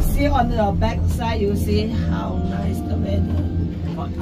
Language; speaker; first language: English; non-native, local second language; Chinese